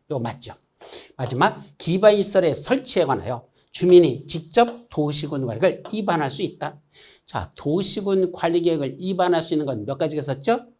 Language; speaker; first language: Korean; native; Korean